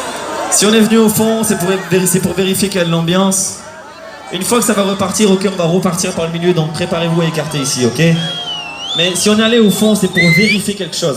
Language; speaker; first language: French; native; French